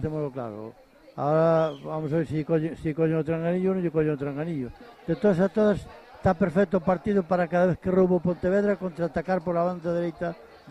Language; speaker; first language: Spanish; non-native, local second language; Galician